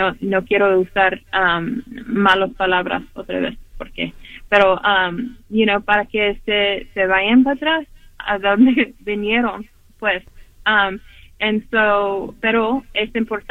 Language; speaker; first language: Spanish; early bilingual, heritage; Spanish